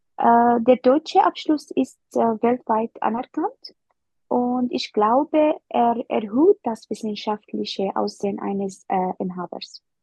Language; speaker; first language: German; non-native, fluent; Arabic